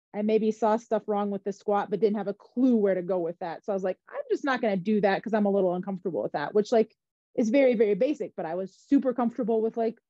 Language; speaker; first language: English; native; English